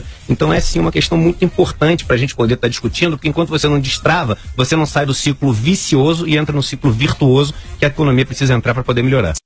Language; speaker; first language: Portuguese; native; Portuguese